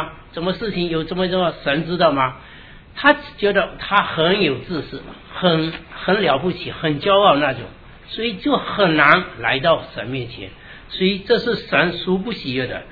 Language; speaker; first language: Chinese; native; Chinese